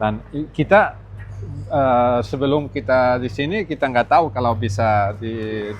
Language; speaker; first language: Indonesian; non-native, learner; Catalan